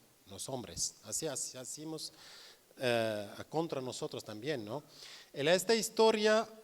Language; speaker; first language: Spanish; non-native, learner; Kurdish